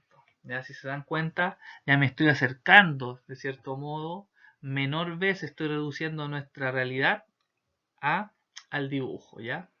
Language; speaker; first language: Spanish; native; Spanish